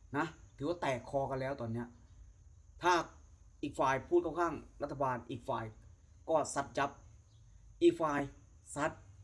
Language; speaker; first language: Thai; native; Thai